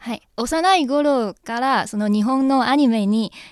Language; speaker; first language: Japanese; non-native, fluent; Chinese